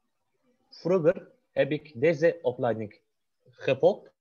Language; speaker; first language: Dutch; non-native, learner; Turkish